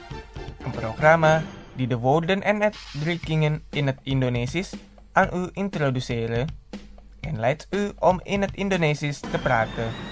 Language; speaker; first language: Dutch; non-native, learner; Indonesian